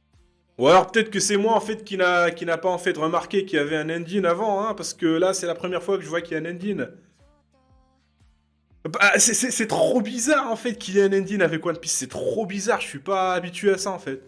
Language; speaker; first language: French; native; French